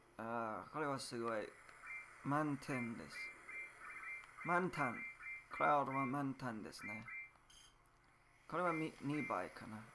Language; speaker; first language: Japanese; non-native, learner; English